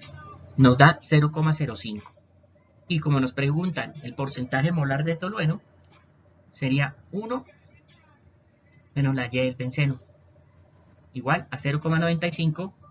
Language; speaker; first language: Spanish; native; Spanish